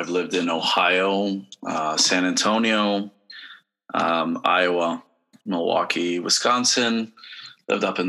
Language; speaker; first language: English; native; English